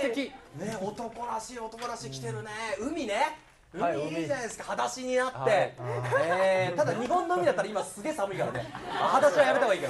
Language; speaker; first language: Japanese; native; Japanese